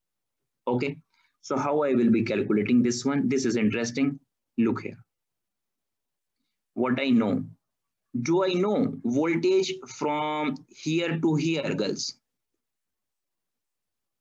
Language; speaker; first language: English; non-native, fluent; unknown